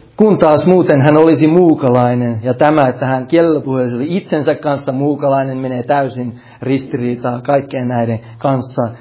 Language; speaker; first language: Finnish; early bilingual, heritage; Finnish